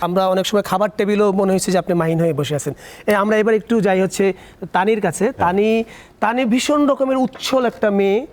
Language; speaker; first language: Bangla; native; Bangla